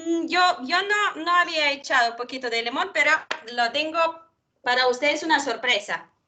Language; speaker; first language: Spanish; non-native, fluent; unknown